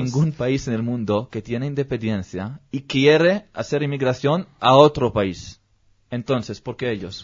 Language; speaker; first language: Spanish; non-native, learner; Hebrew